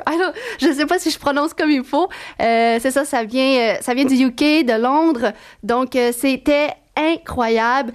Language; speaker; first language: French; native; French